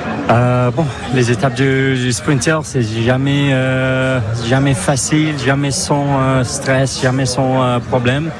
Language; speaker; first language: French; non-native, fluent; English